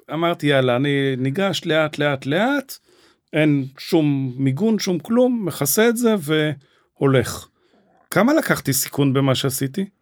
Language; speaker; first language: Hebrew; native; Hebrew